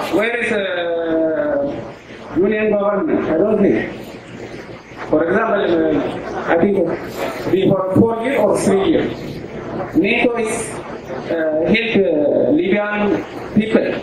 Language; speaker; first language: English; non-native, learner; Oromo